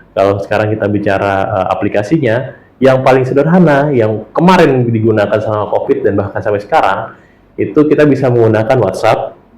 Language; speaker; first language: Indonesian; native; Indonesian